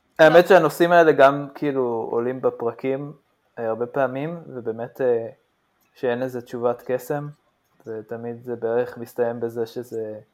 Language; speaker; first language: Hebrew; native; Hebrew